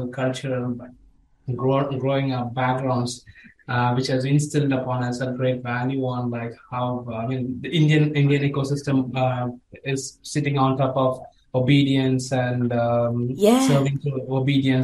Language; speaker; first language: English; non-native, local second language; Tamil